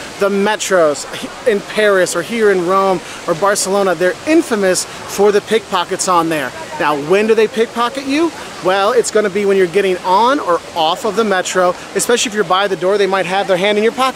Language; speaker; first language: English; native; English